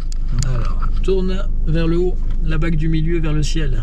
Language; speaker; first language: French; native; French